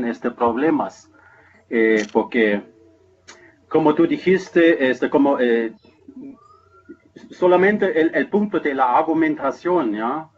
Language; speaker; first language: Spanish; non-native, fluent; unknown